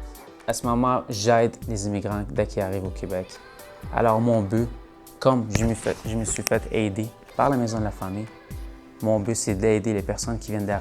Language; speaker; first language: French; non-native, fluent; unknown